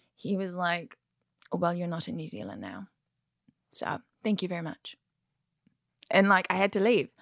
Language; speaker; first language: English; native; English